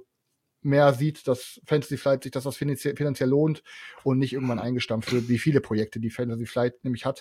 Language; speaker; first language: German; native; German